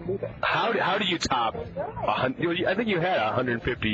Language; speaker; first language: English; native; English